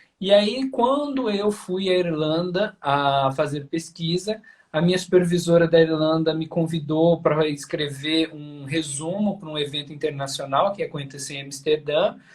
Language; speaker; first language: Portuguese; native; Portuguese